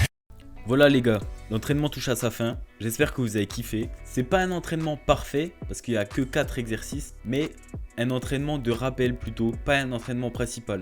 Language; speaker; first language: French; native; French